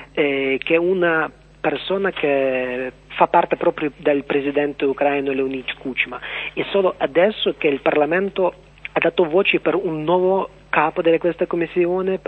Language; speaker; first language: Italian; non-native, learner; Ukrainian